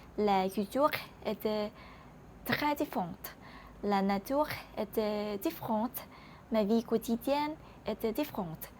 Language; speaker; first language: French; non-native, learner; Vietnamese